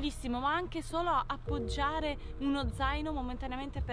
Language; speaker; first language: Italian; native; Italian